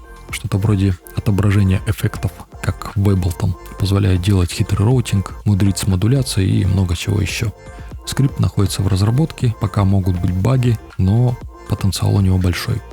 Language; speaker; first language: Russian; native; Russian